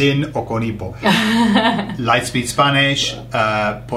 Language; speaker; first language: Spanish; non-native, fluent; English